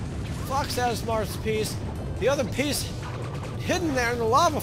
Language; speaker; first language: English; native; English